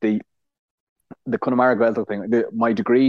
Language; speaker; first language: English; native; English